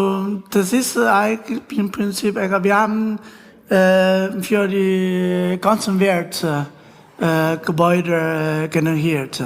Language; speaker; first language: German; non-native, learner; Chinese